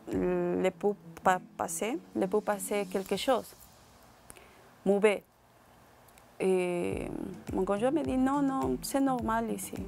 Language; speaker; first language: French; non-native, learner; Spanish